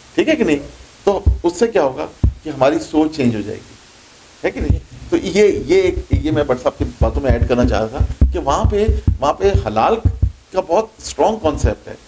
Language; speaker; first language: Urdu; non-native, local second language; Punjabi